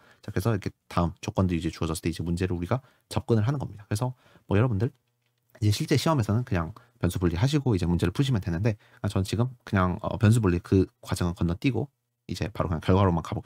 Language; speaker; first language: Korean; native; Korean